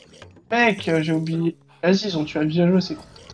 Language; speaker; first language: French; native; French